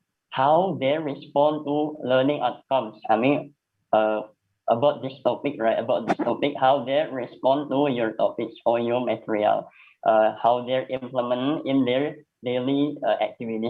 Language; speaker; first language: English; non-native, learner; Indonesian